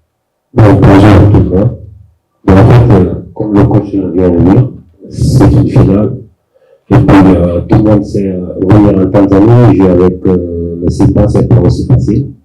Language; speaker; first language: French; non-native, local second language; Arabic